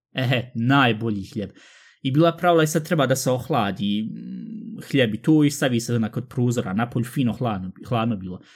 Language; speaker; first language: Bosnian; early bilingual, heritage; Bosnian